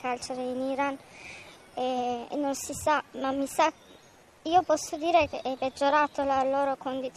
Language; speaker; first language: Italian; non-native, fluent; Persian